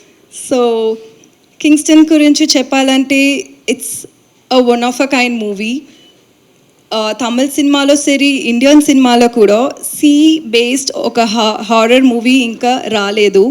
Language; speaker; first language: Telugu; non-native, learner; Tamil